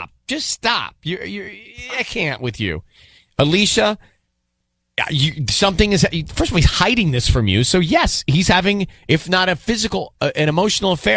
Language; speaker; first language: English; native; English